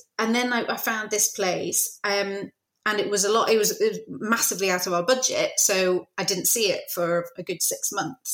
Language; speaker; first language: English; native; English